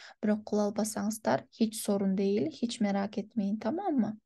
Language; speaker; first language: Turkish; non-native, fluent; Kyrgyz